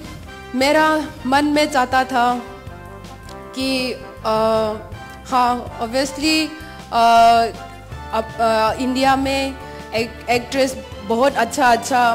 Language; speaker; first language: Hindi; non-native, local second language; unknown